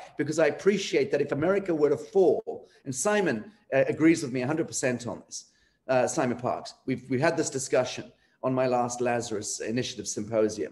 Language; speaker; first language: English; native; English